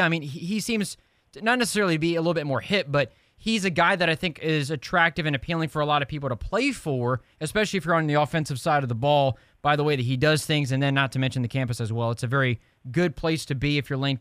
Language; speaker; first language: English; native; English